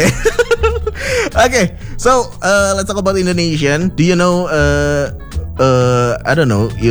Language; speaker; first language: English; non-native, fluent; Indonesian